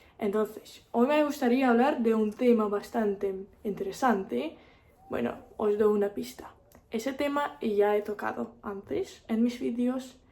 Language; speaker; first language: Spanish; non-native, fluent; Russian